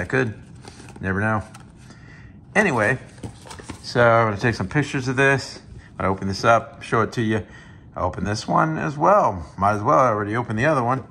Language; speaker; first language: English; native; English